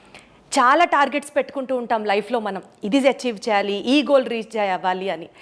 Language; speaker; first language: Telugu; native; Telugu